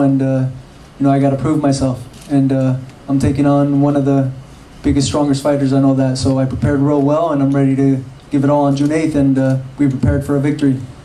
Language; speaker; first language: English; early bilingual, other home language; Spanish